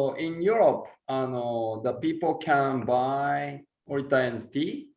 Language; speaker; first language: English; non-native, learner; Japanese